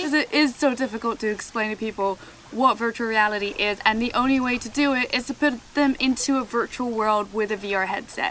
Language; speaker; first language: English; native; English